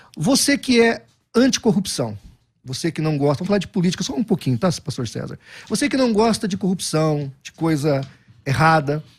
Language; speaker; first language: Portuguese; native; Portuguese